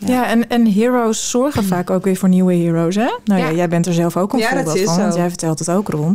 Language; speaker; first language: Dutch; native; Dutch